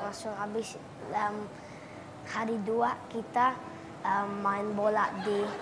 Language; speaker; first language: Indonesian; early bilingual, heritage; English